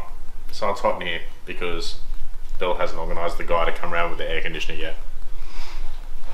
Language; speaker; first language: English; native; English